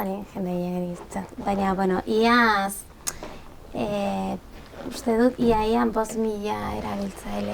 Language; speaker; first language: Basque; non-native, local second language; Spanish